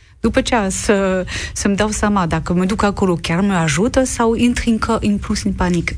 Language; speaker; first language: Romanian; non-native, learner; French